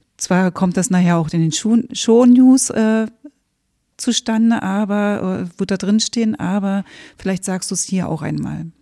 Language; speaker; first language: German; native; German